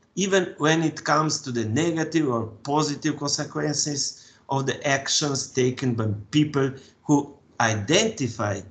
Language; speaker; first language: English; non-native, fluent; Slovenian